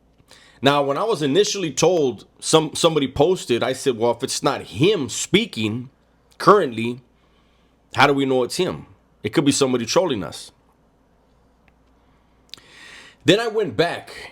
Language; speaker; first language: English; native; English